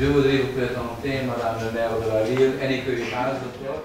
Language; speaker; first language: French; non-native, learner; Hungarian